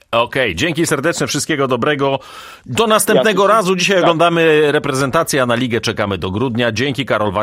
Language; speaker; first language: Polish; native; Polish